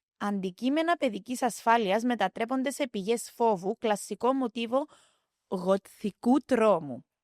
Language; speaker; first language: Greek; native; Greek